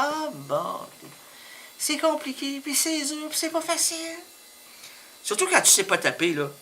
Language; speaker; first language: French; native; French